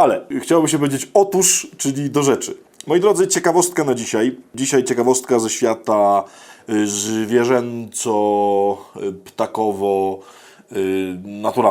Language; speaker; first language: Polish; native; Polish